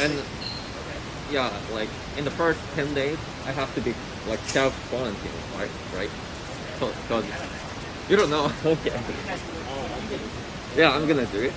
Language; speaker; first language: English; non-native, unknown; Japanese